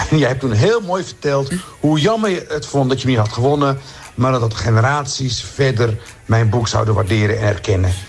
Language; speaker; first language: Dutch; early bilingual, other home language; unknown